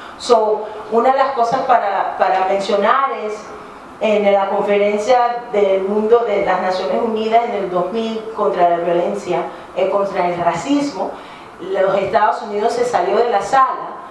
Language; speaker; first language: Spanish; native; Spanish